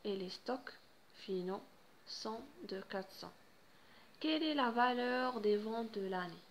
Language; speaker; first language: French; non-native, local second language; Arabic